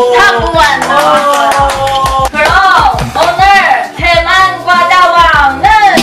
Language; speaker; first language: Korean; non-native, learner; Chinese